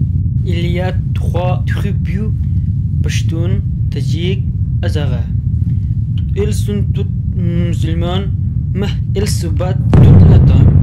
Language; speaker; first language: French; non-native, learner; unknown